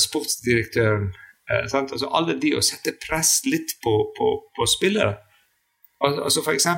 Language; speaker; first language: Norwegian; non-native, fluent; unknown